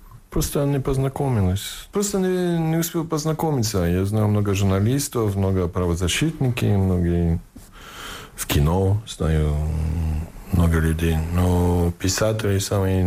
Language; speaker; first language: Russian; non-native, fluent; English